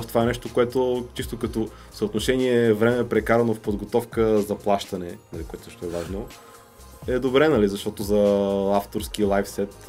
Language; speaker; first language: Bulgarian; native; Bulgarian